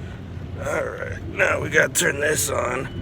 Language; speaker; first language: English; native; English